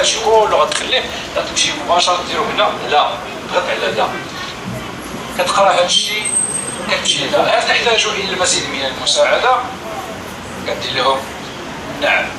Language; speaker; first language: Arabic; native; Arabic